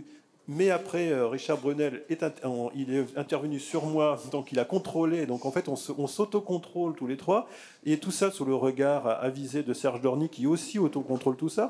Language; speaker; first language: French; native; French